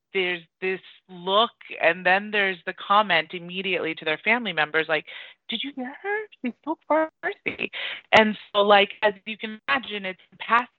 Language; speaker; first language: English; early bilingual, other home language; Persian